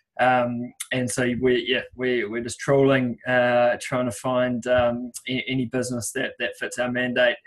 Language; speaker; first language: English; native; English